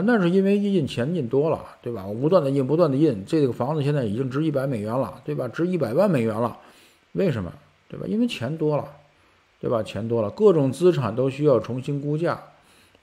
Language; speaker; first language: Chinese; native; Chinese